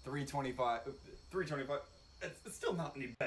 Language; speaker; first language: English; native; English